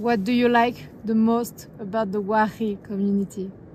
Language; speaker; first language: English; non-native, fluent; French